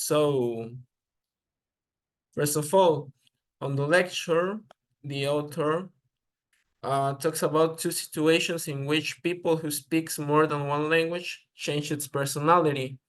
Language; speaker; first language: English; non-native, learner; Spanish